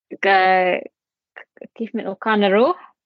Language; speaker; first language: Arabic; non-native, learner; English